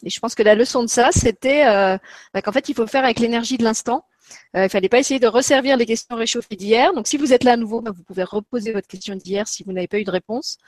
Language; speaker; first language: French; native; French